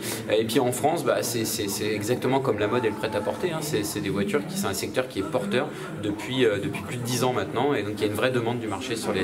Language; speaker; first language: French; native; French